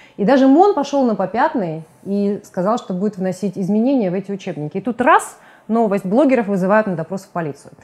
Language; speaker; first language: Russian; native; Russian